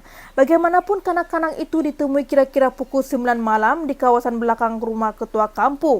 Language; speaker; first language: Malay; native; Malay